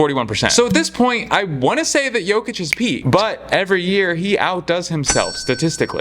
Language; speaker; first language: English; native; English